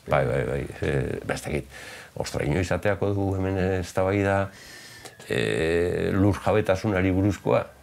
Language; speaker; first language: Basque; native; Basque